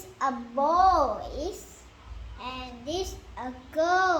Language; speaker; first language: English; non-native, learner; Lao